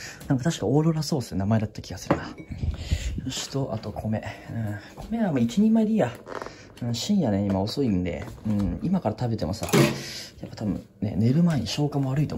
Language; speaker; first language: Japanese; native; Japanese